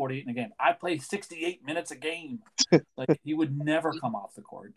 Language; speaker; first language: English; native; English